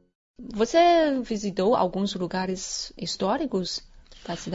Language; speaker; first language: Portuguese; non-native, fluent; Chinese